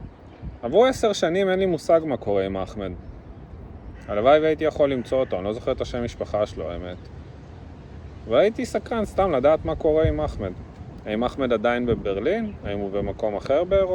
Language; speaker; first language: Hebrew; early bilingual, other home language; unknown